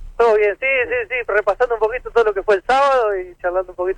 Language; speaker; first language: Spanish; native; Spanish